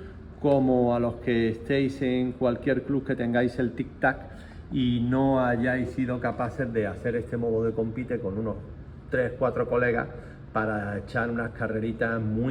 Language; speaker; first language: Spanish; native; Spanish